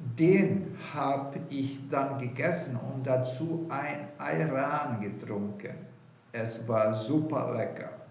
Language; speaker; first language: German; non-native, fluent; Portuguese